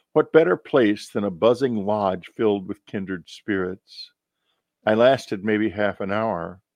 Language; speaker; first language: English; native; English